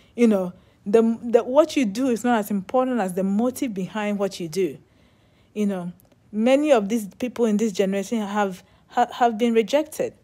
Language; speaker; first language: English; non-native, local second language; Akan